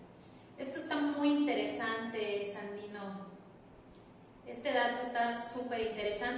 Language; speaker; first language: Spanish; native; Spanish